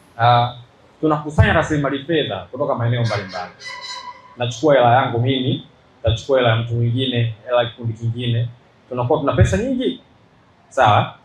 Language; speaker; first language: Swahili; native; Swahili